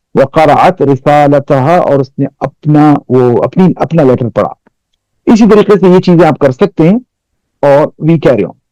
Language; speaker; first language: Urdu; non-native, local second language; Pashto